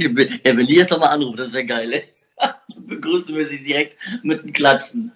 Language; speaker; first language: German; native; German